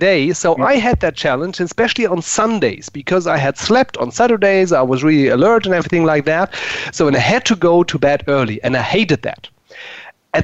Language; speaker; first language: English; non-native, fluent; German